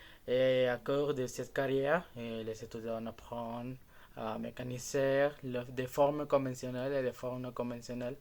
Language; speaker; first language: French; non-native, learner; Spanish